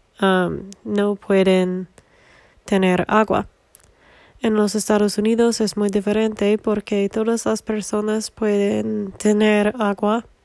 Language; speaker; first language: Spanish; non-native, learner; English